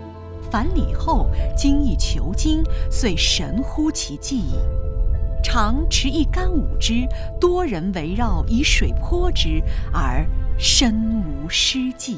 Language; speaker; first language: Chinese; native; Chinese